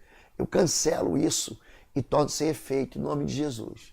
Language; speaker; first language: Portuguese; native; Portuguese